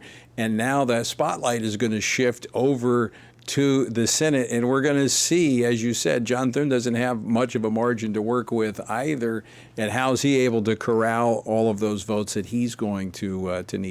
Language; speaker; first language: English; native; English